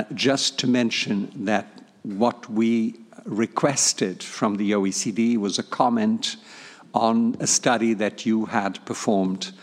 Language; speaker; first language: English; non-native, fluent; Portuguese